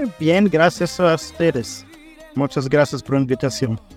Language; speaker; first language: Spanish; non-native, learner; Arabic